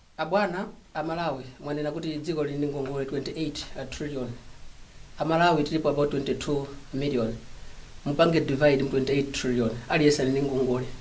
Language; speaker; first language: Nyanja; non-native, local second language; Tumbuka